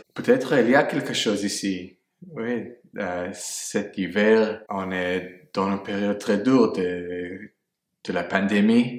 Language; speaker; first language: French; non-native, fluent; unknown